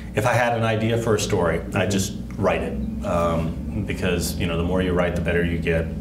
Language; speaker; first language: English; native; English